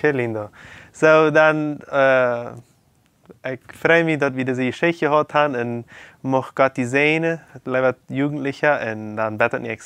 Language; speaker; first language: German; non-native, local second language; Plautdietsch